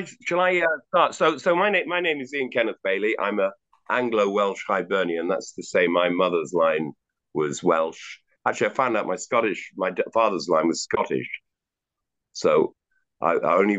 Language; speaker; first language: English; native; English